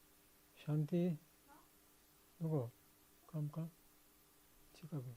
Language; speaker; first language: Japanese; non-native, fluent; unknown